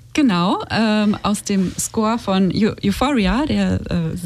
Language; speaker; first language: German; native; German